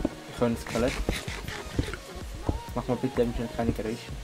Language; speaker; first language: German; native; German